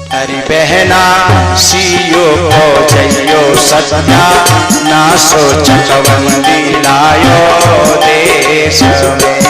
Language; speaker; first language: Hindi; native; Hindi